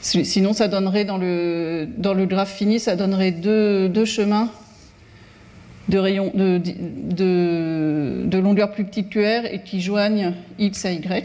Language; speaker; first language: French; native; French